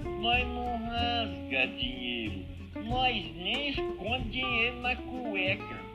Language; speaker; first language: Portuguese; native; Portuguese